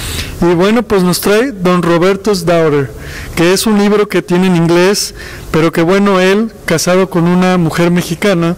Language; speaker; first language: Spanish; native; Spanish